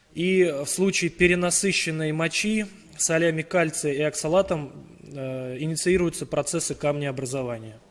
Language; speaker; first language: Russian; native; Russian